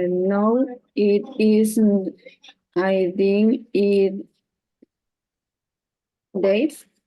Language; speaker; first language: English; non-native, learner; Spanish